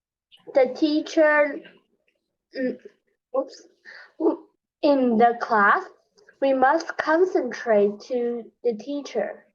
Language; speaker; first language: English; non-native, learner; Chinese